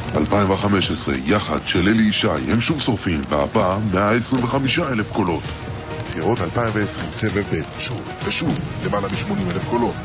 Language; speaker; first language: Hebrew; native; Hebrew